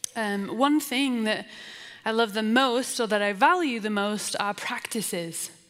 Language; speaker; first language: English; native; English